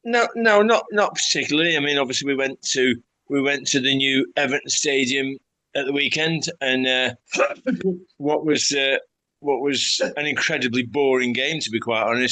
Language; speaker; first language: English; native; English